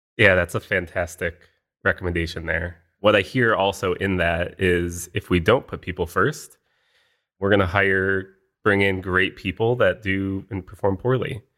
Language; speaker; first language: English; native; English